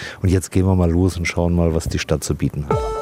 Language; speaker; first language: German; native; German